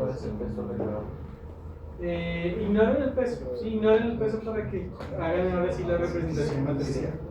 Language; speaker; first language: Spanish; native; Spanish